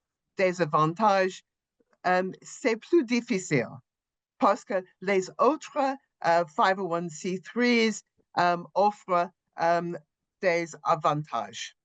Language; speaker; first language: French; non-native, learner; English